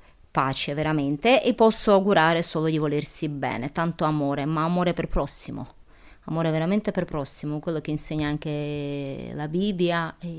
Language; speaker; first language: Italian; non-native, fluent; Ukrainian